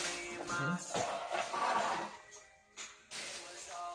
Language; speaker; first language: Korean; non-native, learner; Swedish